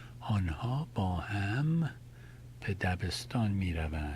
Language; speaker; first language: Persian; early bilingual, heritage; Persian